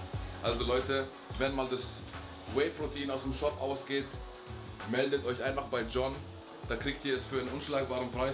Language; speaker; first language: German; native; German